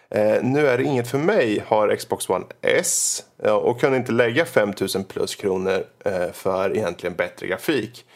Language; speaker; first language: Swedish; native; Swedish